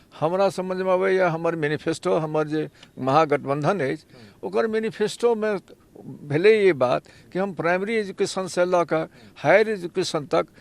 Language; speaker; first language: Maithili; native; Maithili